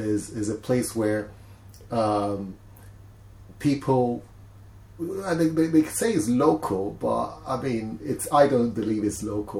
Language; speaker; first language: English; non-native, local second language; Yoruba